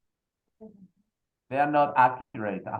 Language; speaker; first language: English; non-native, fluent; Spanish